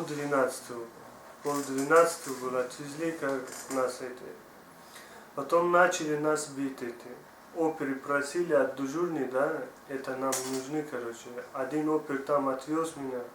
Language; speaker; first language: Russian; non-native, learner; Tajik